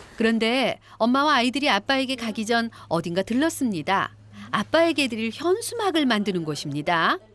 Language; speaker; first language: Korean; native; Korean